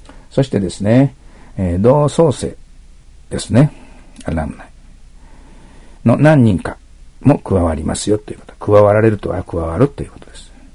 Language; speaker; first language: Japanese; native; Japanese